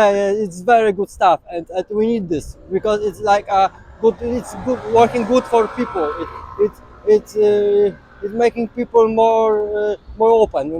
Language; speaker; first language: English; non-native, learner; Polish